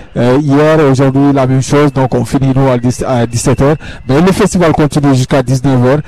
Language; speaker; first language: French; non-native, local second language; Fula